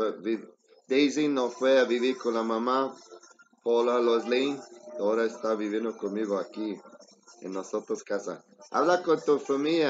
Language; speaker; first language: Spanish; early bilingual, heritage; English